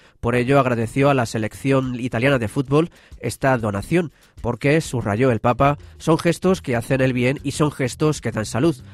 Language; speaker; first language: Spanish; native; Spanish